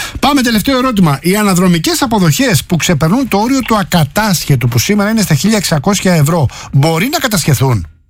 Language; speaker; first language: Greek; native; Greek